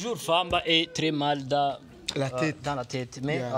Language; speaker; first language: French; non-native, local second language; Rundi